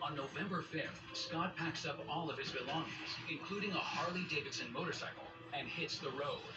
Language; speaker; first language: English; native; English